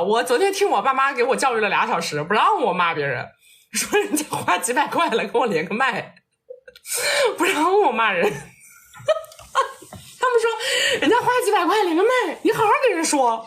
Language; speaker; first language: Chinese; native; Chinese